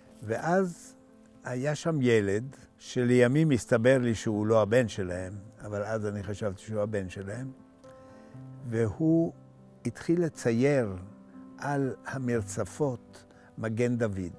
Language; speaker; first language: Hebrew; non-native, fluent; Italian